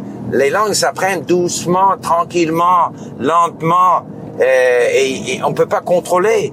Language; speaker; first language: French; non-native, fluent; English